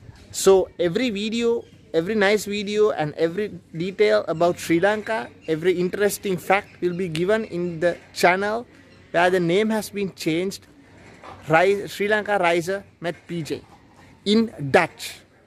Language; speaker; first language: English; non-native, local second language; Sinhala